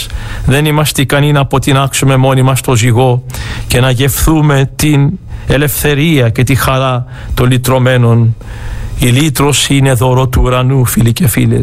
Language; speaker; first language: Greek; native; Greek